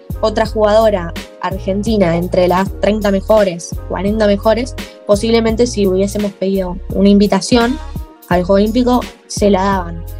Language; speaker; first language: Spanish; native; Spanish